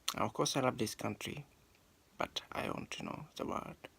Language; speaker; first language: English; non-native, learner; Japanese